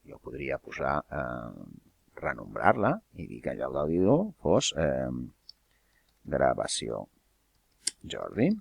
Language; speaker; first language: Catalan; native; Catalan